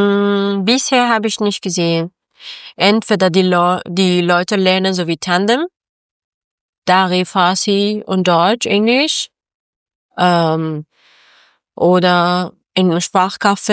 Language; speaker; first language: German; non-native, learner; Persian